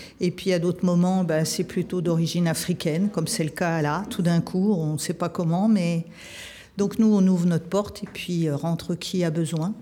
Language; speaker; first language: French; native; French